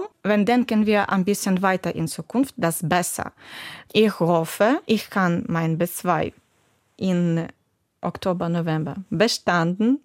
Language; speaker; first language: German; non-native, learner; Ukrainian